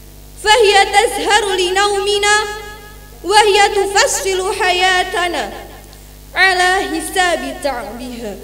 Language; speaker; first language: Arabic; non-native, learner; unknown